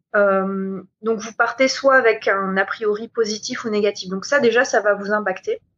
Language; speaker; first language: French; native; French